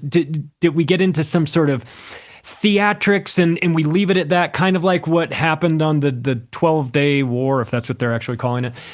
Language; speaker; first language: English; native; English